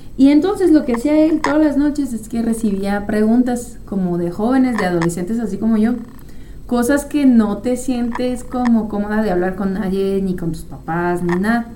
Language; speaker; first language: Spanish; non-native, fluent; French